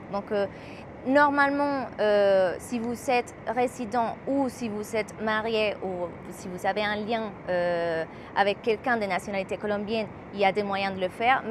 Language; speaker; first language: French; non-native, fluent; Spanish